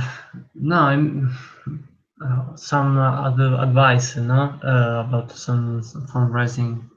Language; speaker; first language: English; non-native, learner; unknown